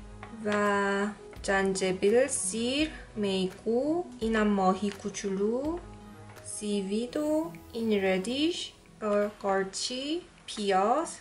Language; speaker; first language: Persian; non-native, learner; Korean